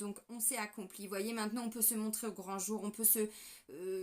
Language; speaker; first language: French; native; French